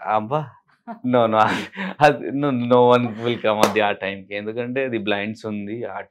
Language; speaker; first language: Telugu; non-native, local second language; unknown